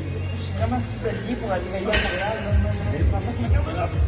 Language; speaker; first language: French; non-native, learner; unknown